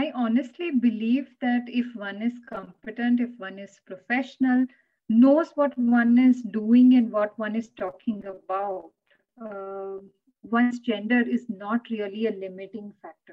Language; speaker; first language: English; non-native, local second language; Gujarati